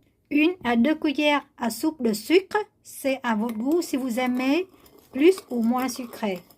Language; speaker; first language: French; non-native, learner; Vietnamese